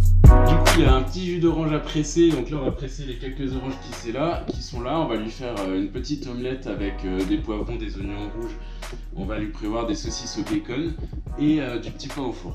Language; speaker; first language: French; native; French